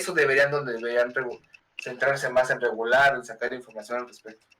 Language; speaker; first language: Spanish; native; Spanish